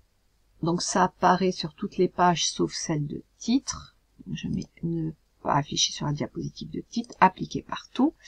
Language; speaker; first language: French; native; French